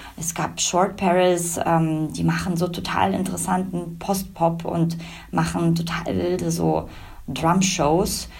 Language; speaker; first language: German; early bilingual, other home language; Russian